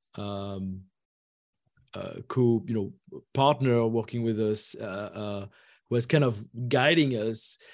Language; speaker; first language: English; non-native, fluent; French